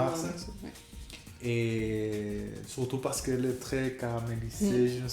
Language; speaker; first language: French; non-native, fluent; Spanish